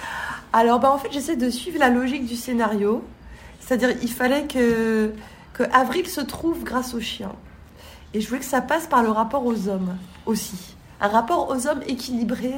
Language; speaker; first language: French; native; French